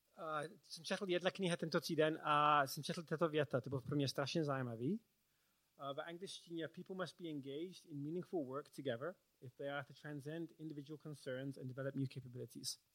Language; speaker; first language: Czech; non-native, learner; English